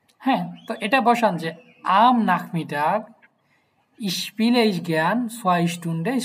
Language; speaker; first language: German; non-native, fluent; Bangla